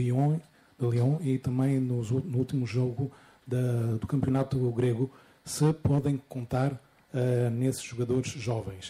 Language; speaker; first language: Portuguese; non-native, fluent; Greek